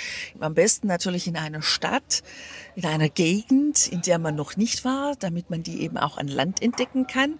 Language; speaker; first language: German; native; German